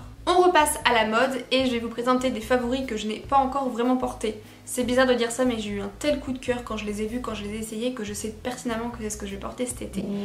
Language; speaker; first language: French; native; French